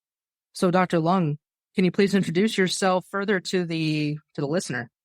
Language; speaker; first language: English; native; English